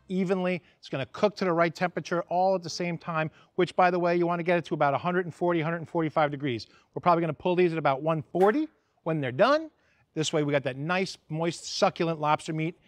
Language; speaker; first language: English; native; English